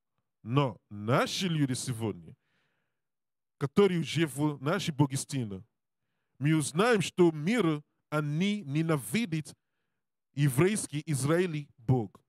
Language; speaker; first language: Russian; non-native, learner; English